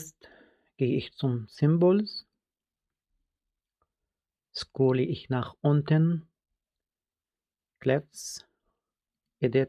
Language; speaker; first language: German; non-native, fluent; Arabic